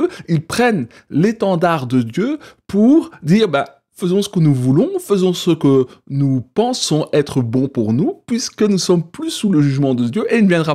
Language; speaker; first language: French; native; French